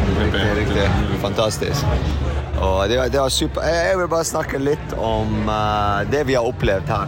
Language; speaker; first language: Norwegian; non-native, fluent; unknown